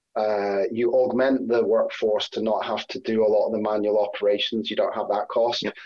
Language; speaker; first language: English; native; English